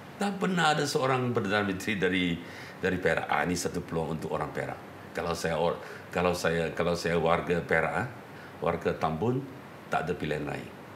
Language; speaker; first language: Malay; non-native, local second language; Chinese